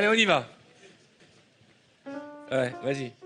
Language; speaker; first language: French; native; French